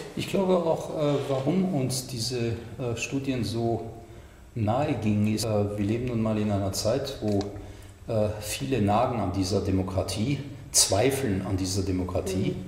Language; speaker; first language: German; non-native, fluent; French